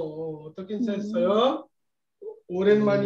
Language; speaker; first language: Korean; non-native, learner; Bangla